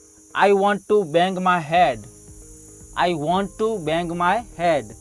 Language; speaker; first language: English; non-native, fluent; Hindi